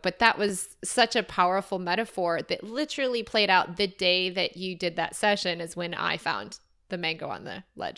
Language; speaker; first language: English; native; English